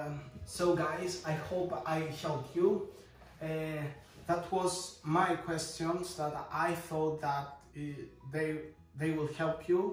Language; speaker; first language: English; non-native, fluent; Greek